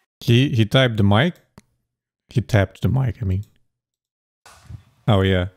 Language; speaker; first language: English; non-native, fluent; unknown